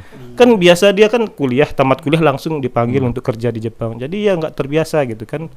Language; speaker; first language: Indonesian; native; Indonesian